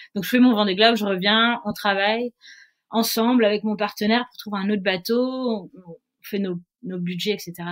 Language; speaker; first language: French; native; French